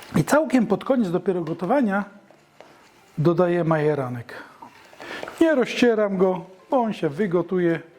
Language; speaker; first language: Polish; native; Polish